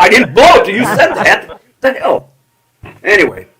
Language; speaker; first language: English; native; English